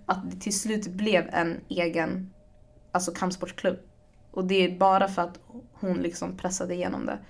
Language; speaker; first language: Swedish; early bilingual, other home language; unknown